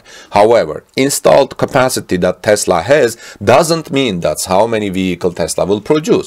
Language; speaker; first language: English; non-native, fluent; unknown